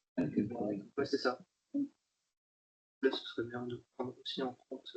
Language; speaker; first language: French; native; French